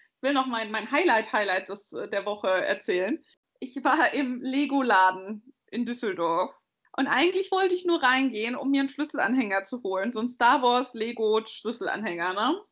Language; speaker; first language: German; native; German